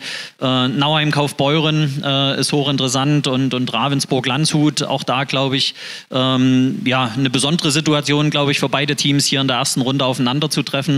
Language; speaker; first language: German; native; German